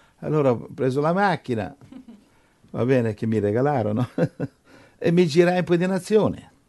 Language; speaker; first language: Italian; non-native, fluent; English